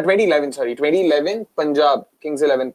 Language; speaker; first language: English; non-native, local second language; Hindi